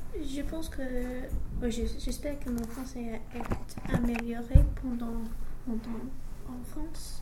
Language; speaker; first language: French; non-native, learner; English